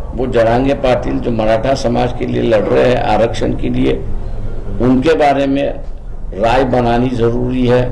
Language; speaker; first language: Hindi; non-native, local second language; Marathi